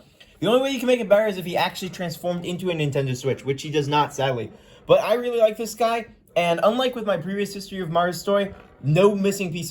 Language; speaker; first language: English; native; English